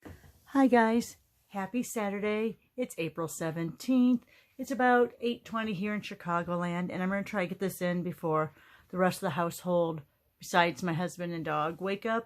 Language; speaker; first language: English; native; English